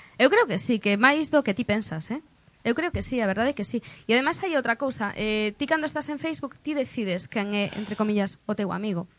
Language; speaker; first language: Galician; non-native, local second language; Spanish